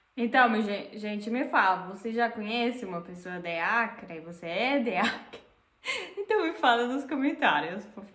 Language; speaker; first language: Portuguese; non-native, fluent; German